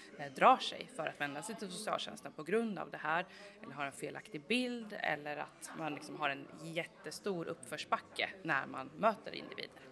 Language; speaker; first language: Swedish; native; Swedish